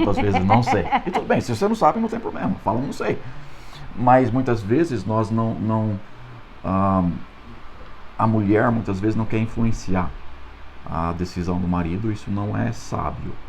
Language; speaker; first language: Portuguese; non-native, fluent; English